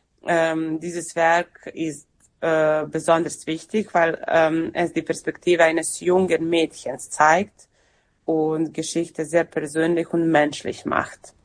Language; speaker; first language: German; non-native, fluent; Serbian